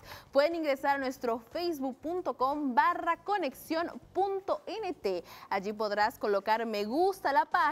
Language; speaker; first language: Spanish; native; Spanish